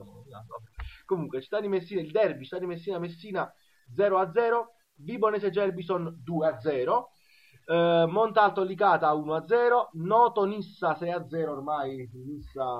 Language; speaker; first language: Italian; native; Italian